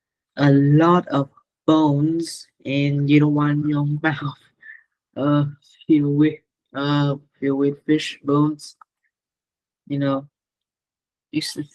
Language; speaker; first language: English; non-native, learner; Vietnamese